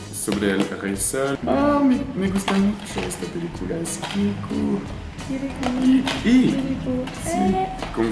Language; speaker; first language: Spanish; non-native, learner; French